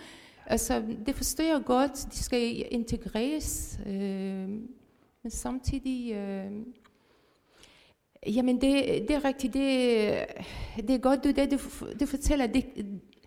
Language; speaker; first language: Danish; non-native, fluent; Persian